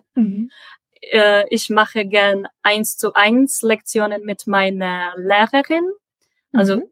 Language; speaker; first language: German; non-native, learner; Czech